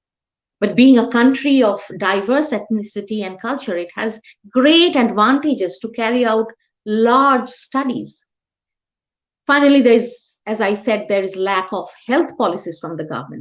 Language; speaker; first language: English; non-native, local second language; Bangla